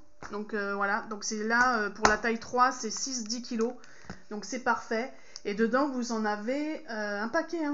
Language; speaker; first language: French; native; French